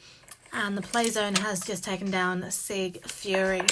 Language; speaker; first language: English; native; English